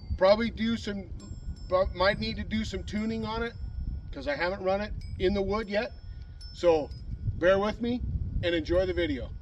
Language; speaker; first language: English; native; English